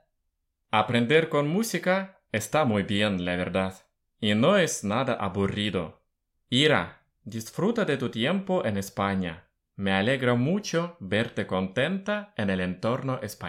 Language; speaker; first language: Spanish; non-native, fluent; Russian